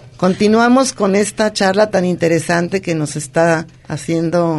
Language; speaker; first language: Spanish; native; Spanish